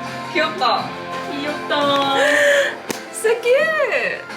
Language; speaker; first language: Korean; non-native, learner; English